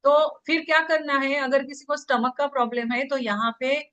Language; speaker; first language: Hindi; non-native, local second language; Marathi